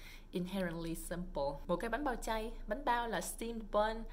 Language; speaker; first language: English; non-native, fluent; Vietnamese